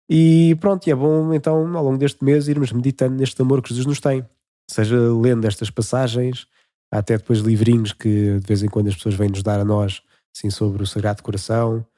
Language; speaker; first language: Portuguese; native; Portuguese